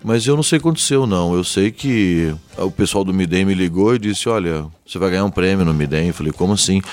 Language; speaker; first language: Portuguese; early bilingual, heritage; Portuguese